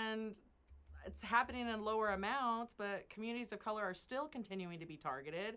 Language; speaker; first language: English; native; English